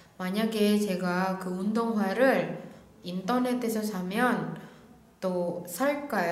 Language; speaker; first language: Korean; non-native, fluent; Indonesian